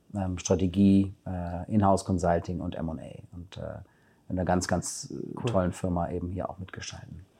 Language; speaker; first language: German; native; German